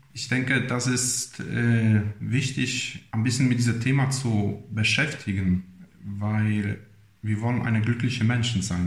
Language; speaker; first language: German; non-native, fluent; Polish